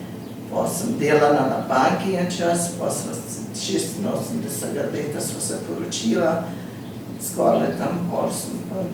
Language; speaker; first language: Slovenian; early bilingual, heritage; Slovenian